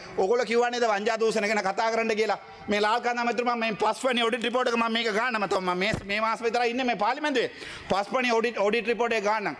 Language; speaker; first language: Sinhala; non-native, local second language; Tamil